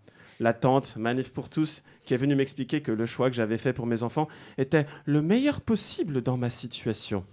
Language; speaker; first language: French; native; French